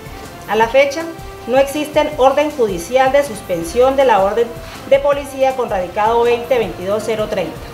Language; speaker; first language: Spanish; native; Spanish